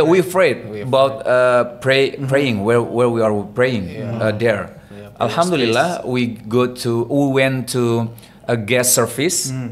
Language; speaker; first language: English; non-native, learner; Indonesian